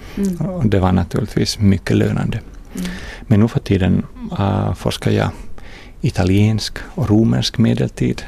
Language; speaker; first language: Swedish; non-native, fluent; Finnish